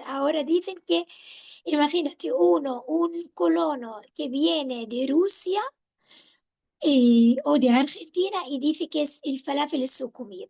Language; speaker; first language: Spanish; non-native, fluent; Arabic